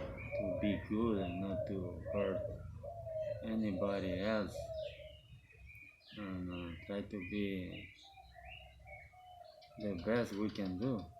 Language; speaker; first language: English; non-native, learner; Spanish